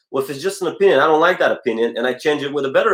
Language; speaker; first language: English; non-native, fluent; Bulgarian